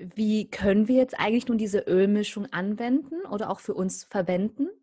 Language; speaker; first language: German; native; German